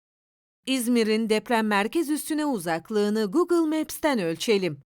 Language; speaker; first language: Turkish; native; Turkish